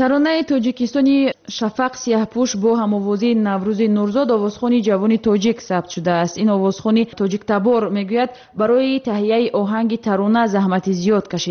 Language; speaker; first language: Tajik; native; Tajik